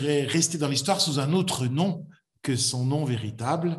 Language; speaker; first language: French; native; French